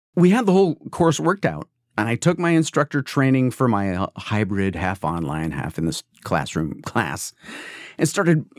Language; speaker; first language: English; native; English